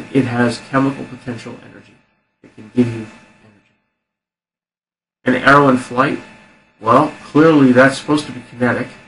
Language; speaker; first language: English; native; English